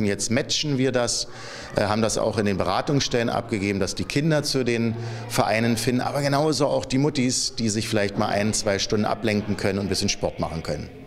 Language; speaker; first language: German; native; German